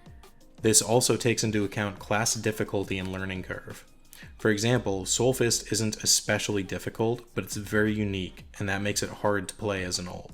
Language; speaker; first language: English; native; English